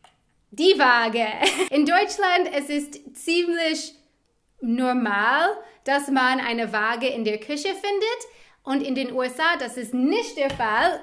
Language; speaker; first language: German; non-native, fluent; English